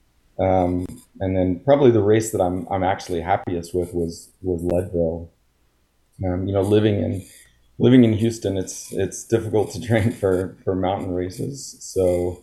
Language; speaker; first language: English; native; English